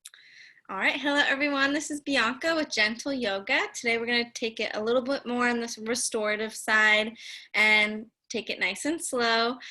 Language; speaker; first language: English; native; English